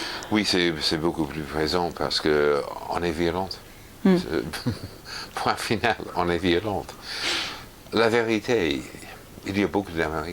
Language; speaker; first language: French; non-native, fluent; English